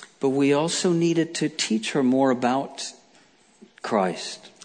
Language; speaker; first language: English; native; English